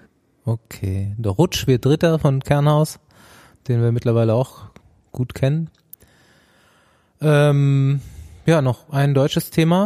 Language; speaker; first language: German; native; German